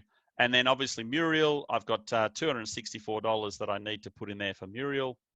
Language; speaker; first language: English; native; English